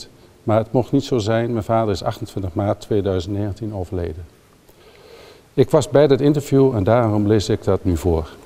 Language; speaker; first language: Dutch; native; Dutch